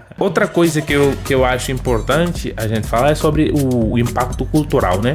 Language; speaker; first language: Portuguese; non-native, local second language; Upper Guinea Crioulo